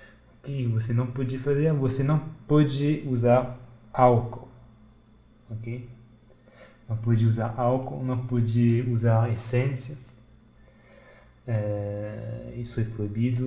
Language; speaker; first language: Portuguese; non-native, fluent; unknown